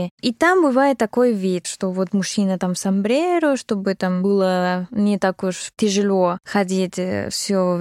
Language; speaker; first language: Russian; non-native, fluent; Spanish